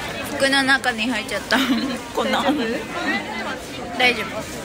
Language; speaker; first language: Japanese; early bilingual, other home language; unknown